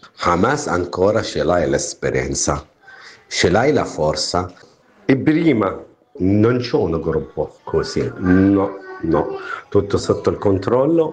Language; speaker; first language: Italian; non-native, learner; Arabic